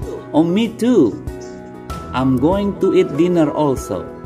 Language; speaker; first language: English; non-native, fluent; Indonesian